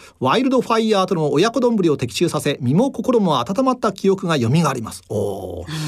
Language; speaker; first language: Japanese; native; Japanese